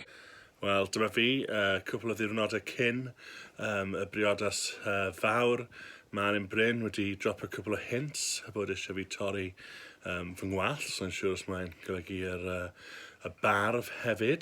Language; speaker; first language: Welsh; native; Welsh